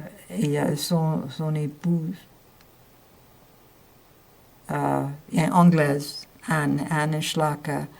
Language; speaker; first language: French; non-native, fluent; English